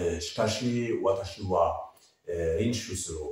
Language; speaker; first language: Japanese; non-native, learner; Arabic